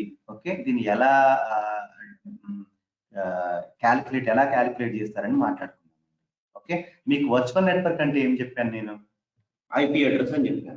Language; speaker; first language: Telugu; native; Telugu